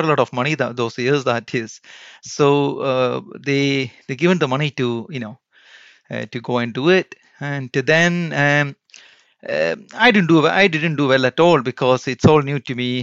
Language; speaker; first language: English; non-native, local second language; Malayalam